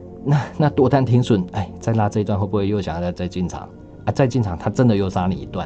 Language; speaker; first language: Chinese; native; Chinese